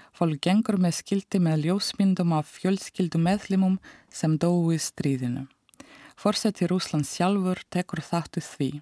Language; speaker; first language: Icelandic; non-native, fluent; Russian